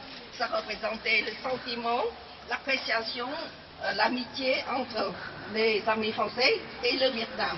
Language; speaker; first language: French; non-native, fluent; Vietnamese